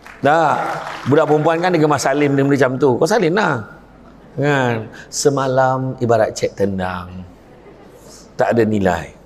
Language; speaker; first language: Malay; native; Malay